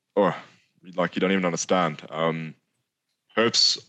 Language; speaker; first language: English; native; English